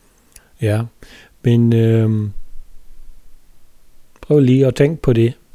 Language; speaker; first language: Danish; non-native, fluent; German